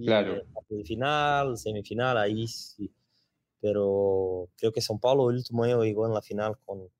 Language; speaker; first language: Spanish; non-native, learner; Portuguese